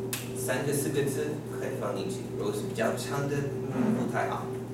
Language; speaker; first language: Chinese; non-native, fluent; English